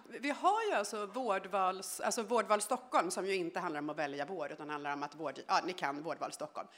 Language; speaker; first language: Swedish; native; Swedish